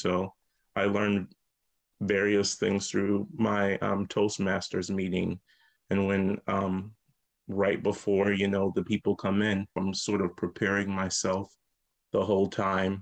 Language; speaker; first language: English; native; English